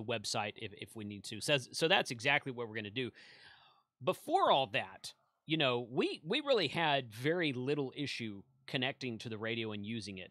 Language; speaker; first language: English; native; English